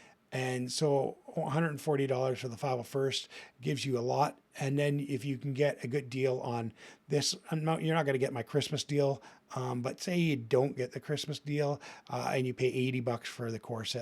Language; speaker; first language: English; native; English